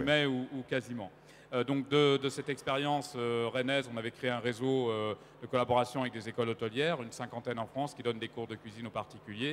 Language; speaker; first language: French; native; French